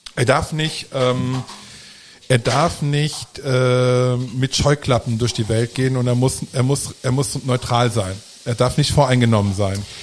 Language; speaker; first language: German; early bilingual, other home language; Italian